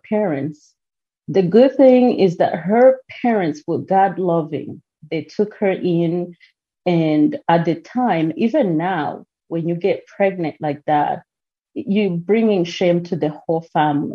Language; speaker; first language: English; non-native, local second language; Kinyarwanda